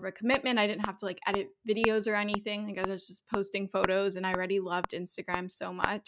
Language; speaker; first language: English; native; English